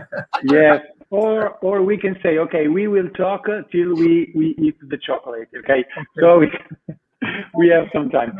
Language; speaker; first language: English; non-native, fluent; Italian